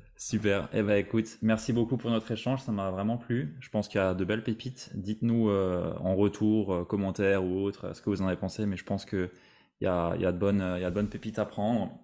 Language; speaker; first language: French; native; French